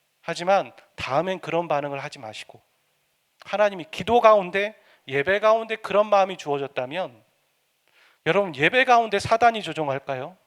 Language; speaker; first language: Korean; native; Korean